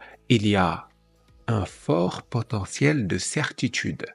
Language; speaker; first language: French; non-native, fluent; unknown